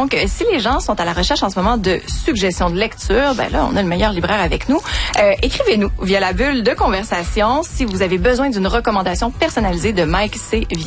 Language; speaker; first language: French; native; French